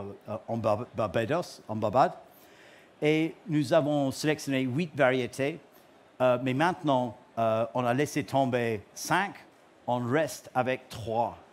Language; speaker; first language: French; non-native, learner; English